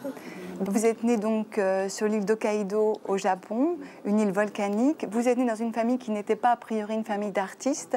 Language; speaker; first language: French; native; French